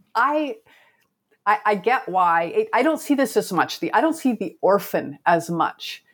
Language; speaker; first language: English; native; English